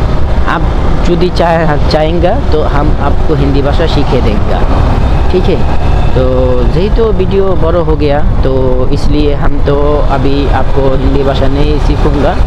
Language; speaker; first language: Hindi; non-native, learner; Bangla